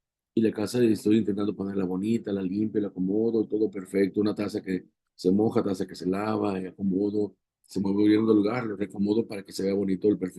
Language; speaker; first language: Spanish; native; Spanish